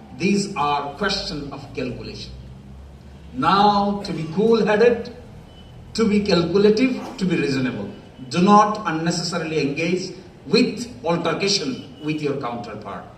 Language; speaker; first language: English; non-native, local second language; Bangla